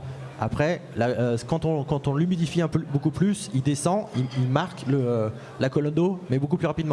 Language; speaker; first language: French; native; French